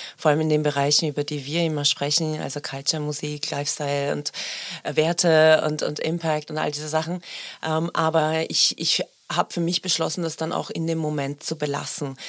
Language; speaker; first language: German; early bilingual, other home language; Persian